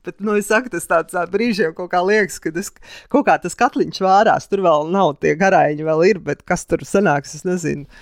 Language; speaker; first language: Latvian; native; Latvian